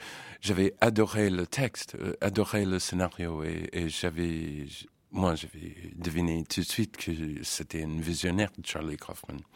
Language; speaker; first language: French; non-native, fluent; English